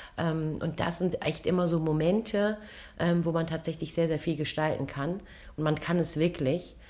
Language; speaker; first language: German; early bilingual, other home language; Turkish